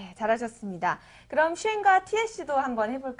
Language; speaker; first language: Korean; native; Korean